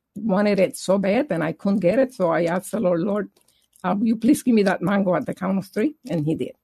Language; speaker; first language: English; non-native, fluent; Spanish